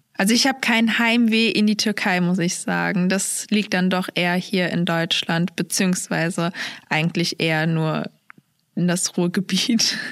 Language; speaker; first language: German; early bilingual, other home language; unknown